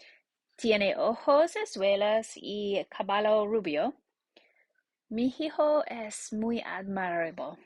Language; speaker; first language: Spanish; non-native, learner; English